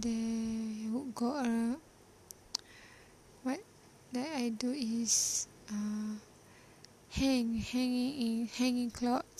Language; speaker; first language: English; non-native, learner; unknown